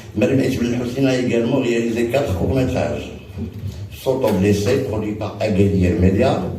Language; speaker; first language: French; non-native, local second language; Arabic